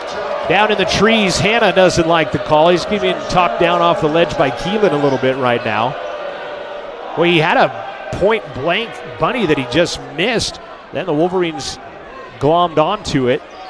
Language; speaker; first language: English; native; English